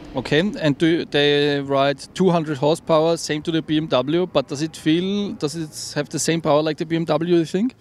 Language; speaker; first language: English; non-native, fluent; German